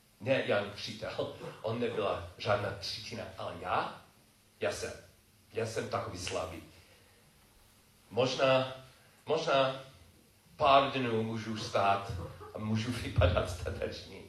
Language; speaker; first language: Czech; non-native, fluent; English